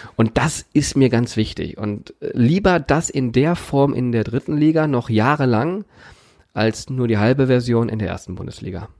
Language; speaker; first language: German; native; German